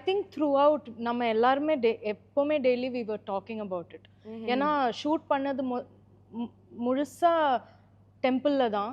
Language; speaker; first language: Tamil; non-native, fluent; Malayalam